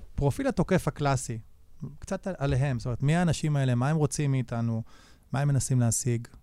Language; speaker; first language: Hebrew; native; Hebrew